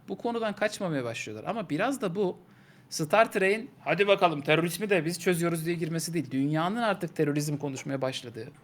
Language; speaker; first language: Turkish; native; Turkish